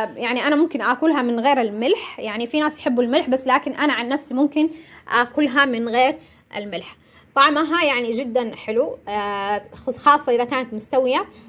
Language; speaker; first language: Arabic; non-native, local second language; Somali